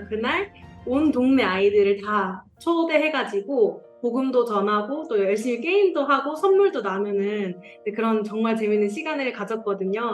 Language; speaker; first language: Korean; native; Korean